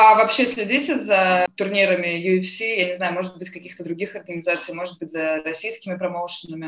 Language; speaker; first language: Russian; native; Russian